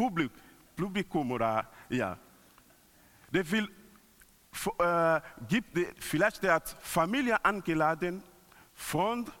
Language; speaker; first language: German; non-native, learner; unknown